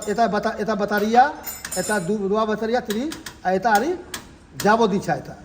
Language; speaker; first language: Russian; non-native, learner; Hindi